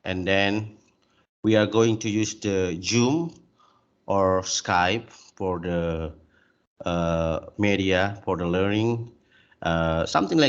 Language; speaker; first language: English; non-native, learner; Indonesian